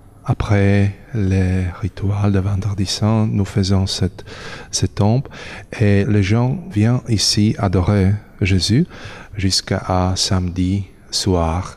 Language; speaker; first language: French; non-native, learner; Slovak